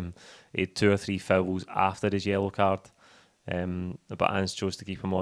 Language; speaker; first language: English; native; English